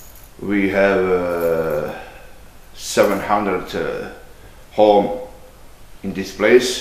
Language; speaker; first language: English; non-native, learner; Bosnian